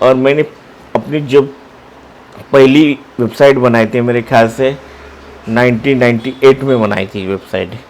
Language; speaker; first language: Hindi; non-native, local second language; Marathi